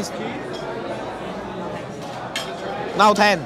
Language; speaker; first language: English; non-native, learner; Vietnamese